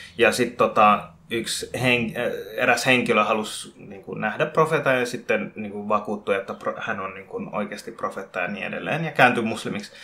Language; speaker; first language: Finnish; early bilingual, other home language; Bangla